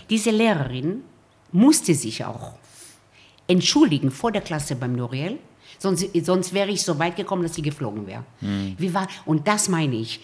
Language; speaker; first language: German; early bilingual, other home language; Romanian